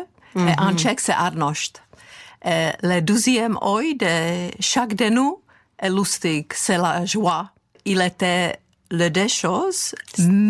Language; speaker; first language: French; non-native, fluent; Czech